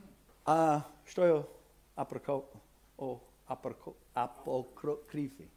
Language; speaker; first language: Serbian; non-native, fluent; English